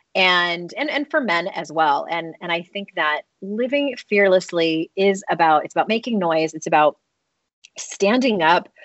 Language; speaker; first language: English; native; English